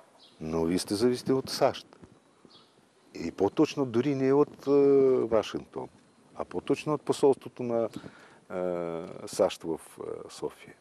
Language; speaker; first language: Bulgarian; non-native, fluent; Russian